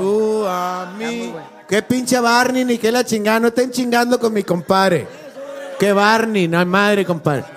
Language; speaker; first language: Spanish; native; Spanish